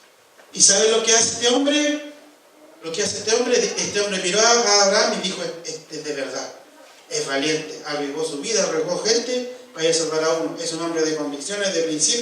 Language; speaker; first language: Spanish; native; Spanish